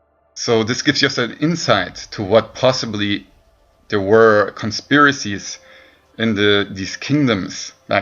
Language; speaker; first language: English; non-native, fluent; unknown